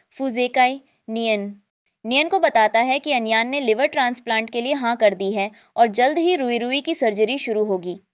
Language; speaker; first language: Hindi; native; Hindi